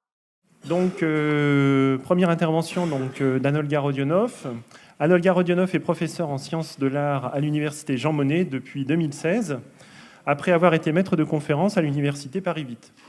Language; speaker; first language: French; native; French